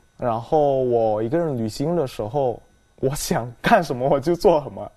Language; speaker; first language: Chinese; non-native, fluent; Indonesian